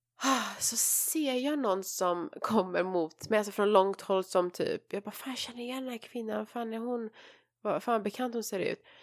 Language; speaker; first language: Swedish; early bilingual, other home language; Persian